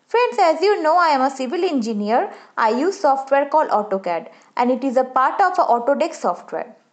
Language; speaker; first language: English; non-native, local second language; Bangla